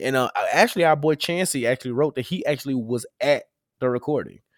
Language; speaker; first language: English; native; English